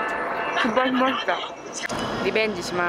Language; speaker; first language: Japanese; non-native, fluent; Chinese